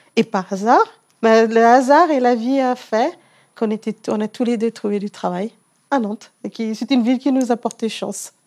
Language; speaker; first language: French; non-native, fluent; English